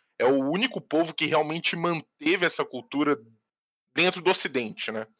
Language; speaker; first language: Portuguese; native; Portuguese